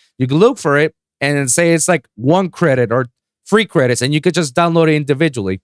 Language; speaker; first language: English; non-native, local second language; Spanish